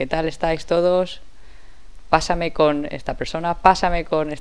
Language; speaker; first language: Spanish; non-native, fluent; English